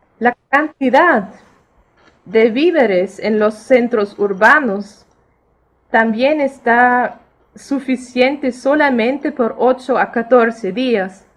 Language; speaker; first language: Spanish; non-native, fluent; German